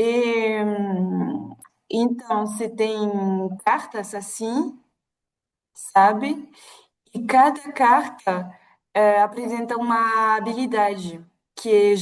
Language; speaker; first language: Portuguese; non-native, fluent; French